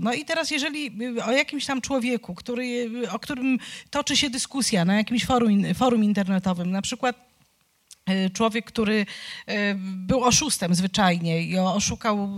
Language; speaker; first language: Polish; native; Polish